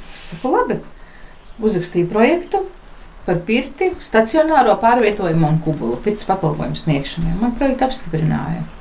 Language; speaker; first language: Latvian; native; Latvian